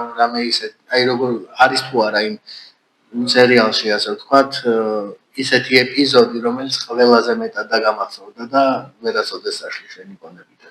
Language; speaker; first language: Georgian; native; Georgian